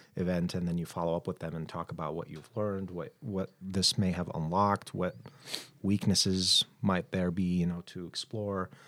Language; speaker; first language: English; non-native, fluent; Arabic